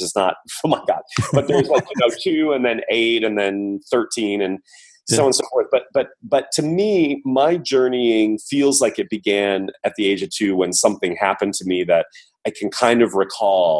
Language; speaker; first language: English; native; English